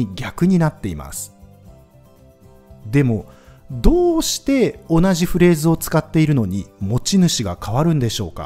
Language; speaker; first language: Japanese; native; Japanese